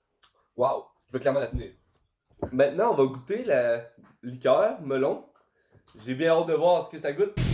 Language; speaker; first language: French; native; French